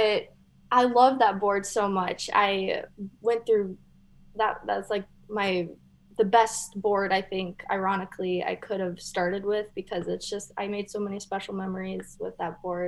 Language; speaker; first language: English; native; English